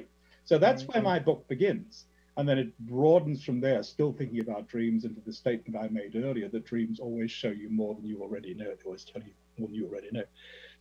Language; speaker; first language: English; native; English